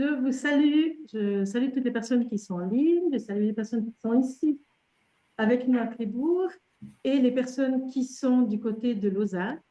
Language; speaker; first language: French; native; French